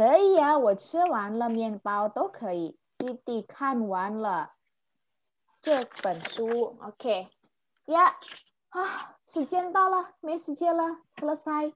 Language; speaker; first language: Chinese; non-native, fluent; Indonesian